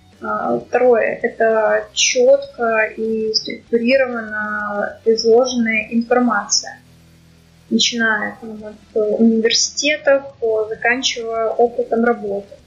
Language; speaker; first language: Russian; native; Russian